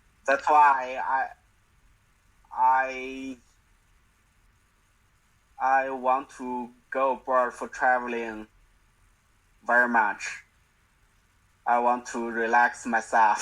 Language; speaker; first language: English; non-native, learner; Chinese